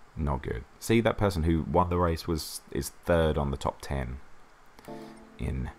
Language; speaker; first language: English; native; English